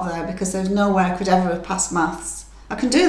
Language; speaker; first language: English; native; English